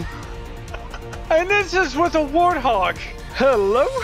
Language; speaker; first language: English; native; English